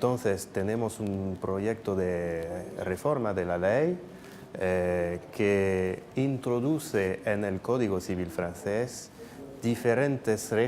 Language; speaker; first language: Spanish; non-native, fluent; French